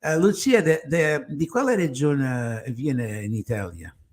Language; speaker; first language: Italian; early bilingual, heritage; Italian